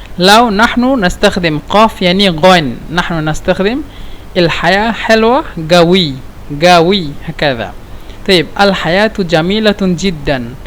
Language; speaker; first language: Egyptian Arabic; non-native, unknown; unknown